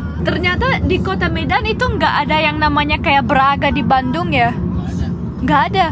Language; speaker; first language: Indonesian; non-native, fluent; German